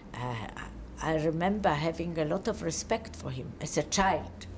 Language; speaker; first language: English; non-native, fluent; Polish